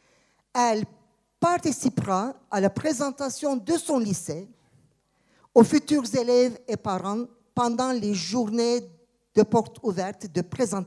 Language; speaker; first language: French; non-native, fluent; Turkish